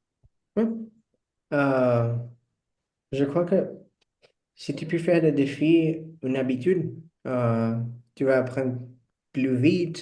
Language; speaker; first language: French; non-native, learner; Portuguese